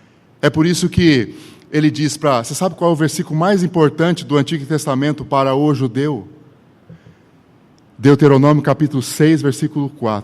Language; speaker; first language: Portuguese; native; Portuguese